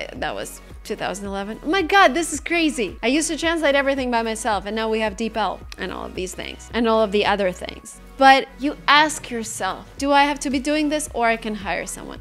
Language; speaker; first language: English; non-native, fluent; Russian